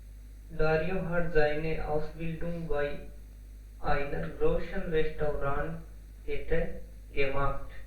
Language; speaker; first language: German; non-native, learner; Hindi